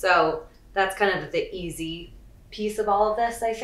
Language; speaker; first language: English; native; English